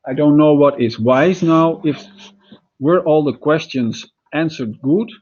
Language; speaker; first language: English; non-native, fluent; Dutch